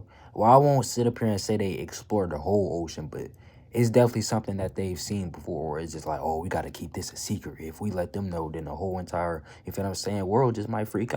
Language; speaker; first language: English; native; English